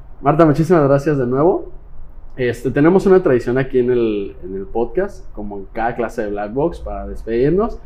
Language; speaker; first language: Spanish; native; Spanish